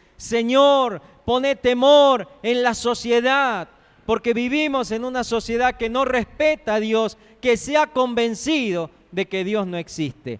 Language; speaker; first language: Spanish; native; Spanish